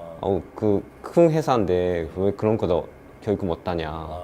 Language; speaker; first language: Korean; non-native, learner; Japanese